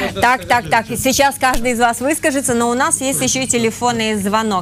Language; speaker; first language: Russian; native; Russian